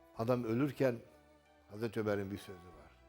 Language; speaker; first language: Turkish; native; Turkish